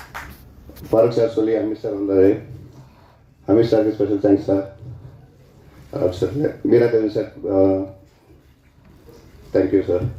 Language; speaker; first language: Tamil; native; Tamil